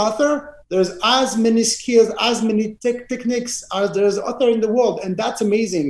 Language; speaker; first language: English; non-native, fluent; French